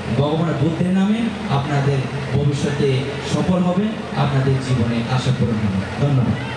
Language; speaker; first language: Bangla; non-native, local second language; Kok Borok